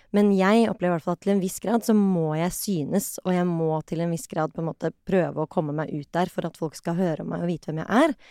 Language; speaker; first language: Norwegian; native; Norwegian